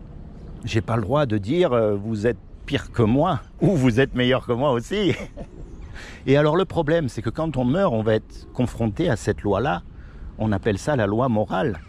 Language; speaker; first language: French; native; French